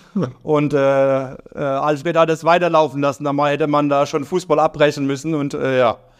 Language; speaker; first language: German; native; German